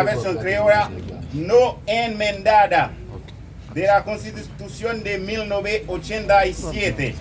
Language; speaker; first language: Spanish; non-native, learner; Haitian Creole